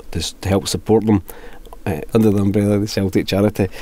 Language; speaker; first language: English; native; English